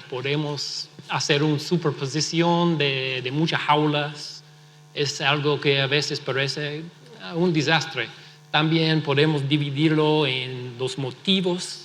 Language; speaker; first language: Spanish; non-native, fluent; English